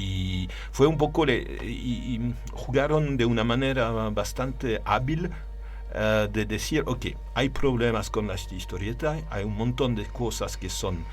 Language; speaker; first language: Spanish; non-native, learner; French